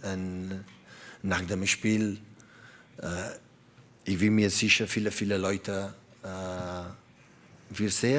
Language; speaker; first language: German; non-native, learner; Catalan